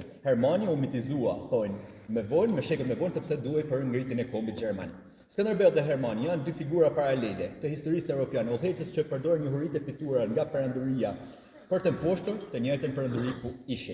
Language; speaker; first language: Albanian; native; Albanian